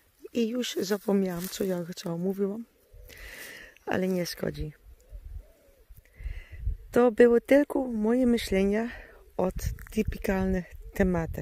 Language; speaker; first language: Polish; non-native, learner; Dutch